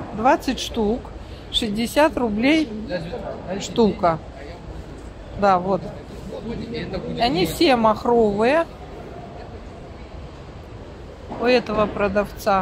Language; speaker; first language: Russian; native; Russian